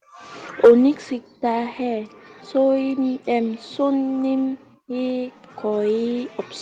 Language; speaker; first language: Korean; non-native, learner; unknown